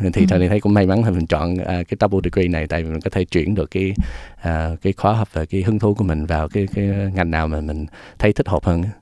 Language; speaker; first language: Vietnamese; early bilingual, heritage; Vietnamese